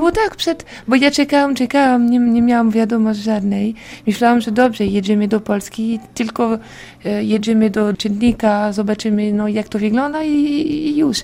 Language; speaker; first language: Polish; non-native, learner; French